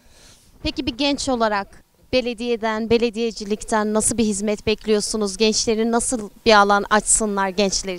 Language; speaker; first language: Turkish; native; Turkish